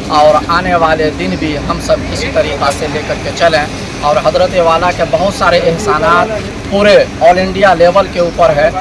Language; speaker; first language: Urdu; non-native, local second language; Gujarati